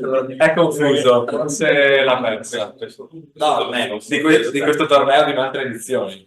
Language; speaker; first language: Italian; native; Italian